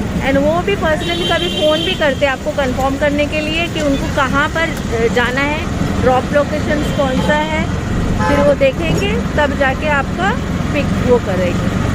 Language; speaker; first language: Hindi; native; Hindi